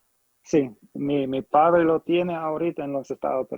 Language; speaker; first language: Spanish; non-native, fluent; English